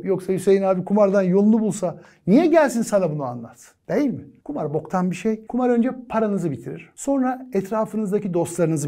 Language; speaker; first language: Turkish; native; Turkish